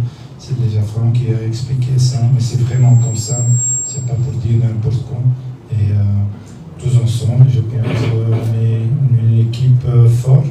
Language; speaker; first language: French; non-native, learner; Dutch